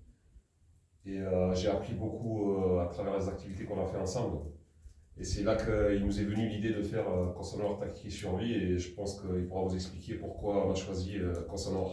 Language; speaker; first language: French; native; French